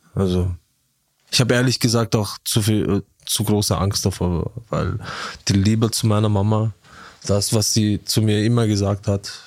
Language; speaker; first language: German; early bilingual, other home language; Turkish